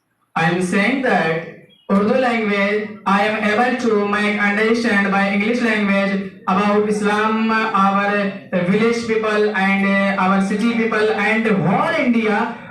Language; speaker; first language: English; non-native, learner; Urdu